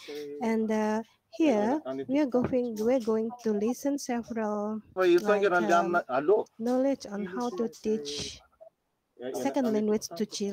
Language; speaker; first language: English; non-native, learner; Indonesian